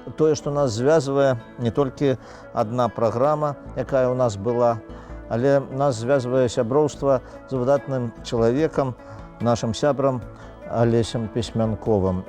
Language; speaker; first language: Belarusian; native; Belarusian